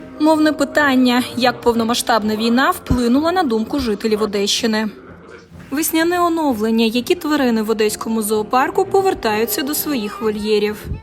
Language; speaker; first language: Ukrainian; native; Ukrainian